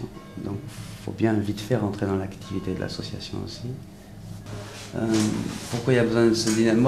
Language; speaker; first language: French; native; French